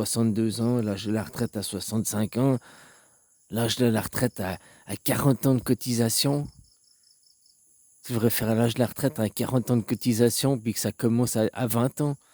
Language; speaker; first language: French; native; French